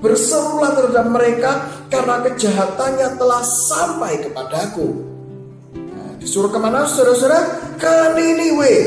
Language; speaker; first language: Indonesian; native; Indonesian